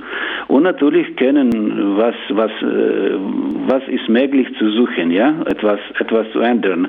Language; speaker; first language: German; non-native, learner; Ukrainian